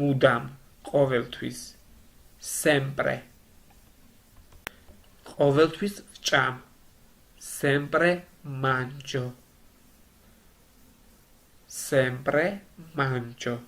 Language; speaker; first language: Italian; non-native, learner; Georgian